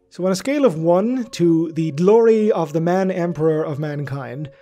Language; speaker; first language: English; native; English